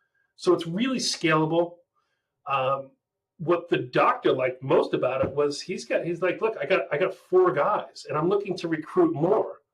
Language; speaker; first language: English; native; English